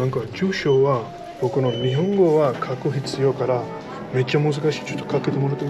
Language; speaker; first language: Japanese; non-native, learner; English